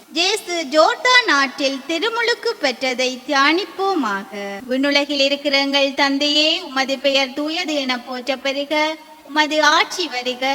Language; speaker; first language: Tamil; native; Tamil